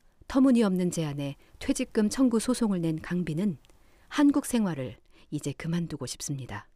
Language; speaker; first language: Korean; native; Korean